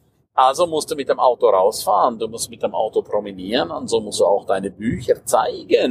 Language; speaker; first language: German; non-native, local second language; Romansh